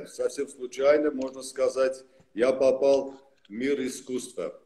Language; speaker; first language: Russian; non-native, local second language; Armenian